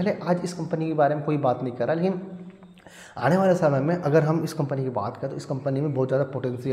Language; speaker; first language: Hindi; native; Hindi